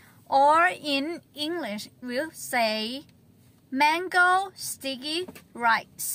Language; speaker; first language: English; non-native, learner; Thai